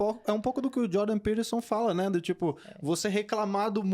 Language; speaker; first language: Portuguese; native; Portuguese